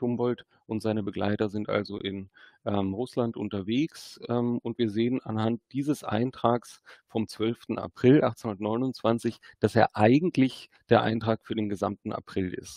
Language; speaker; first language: German; native; German